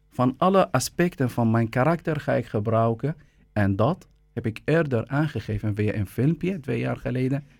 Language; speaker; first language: Dutch; non-native, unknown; Arabic